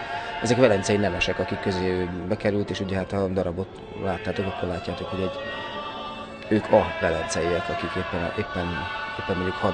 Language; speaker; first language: Hungarian; native; Hungarian